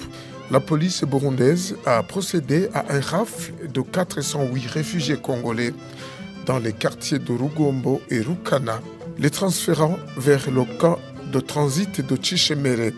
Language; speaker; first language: French; non-native, local second language; Rundi